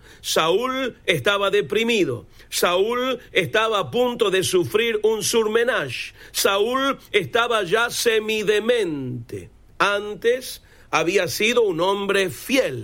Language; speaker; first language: Spanish; native; Spanish